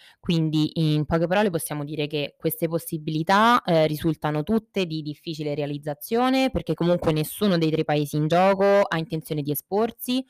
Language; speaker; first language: Italian; native; Italian